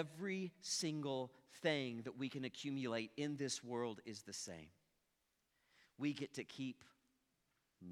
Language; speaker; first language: English; native; English